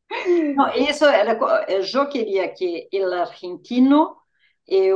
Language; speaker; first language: Spanish; non-native, fluent; Portuguese